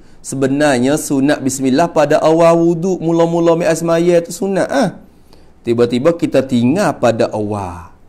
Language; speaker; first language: Malay; native; Malay